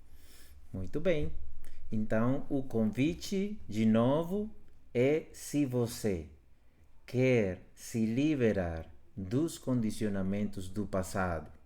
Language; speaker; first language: Portuguese; non-native, fluent; Spanish